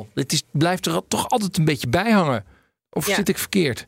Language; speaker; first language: Dutch; native; Dutch